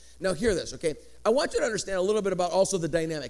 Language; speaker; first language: English; early bilingual, other home language; Greek